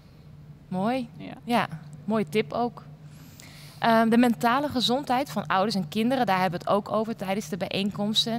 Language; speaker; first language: Dutch; native; Dutch